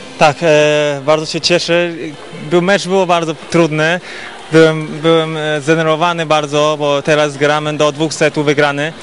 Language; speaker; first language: Polish; non-native, fluent; Chinese